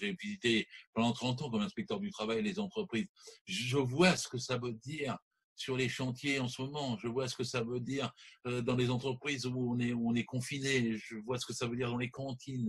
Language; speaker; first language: French; native; French